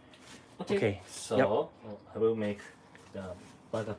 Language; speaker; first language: English; non-native, fluent; Japanese